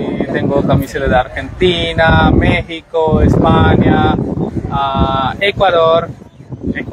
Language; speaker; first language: Spanish; non-native, learner; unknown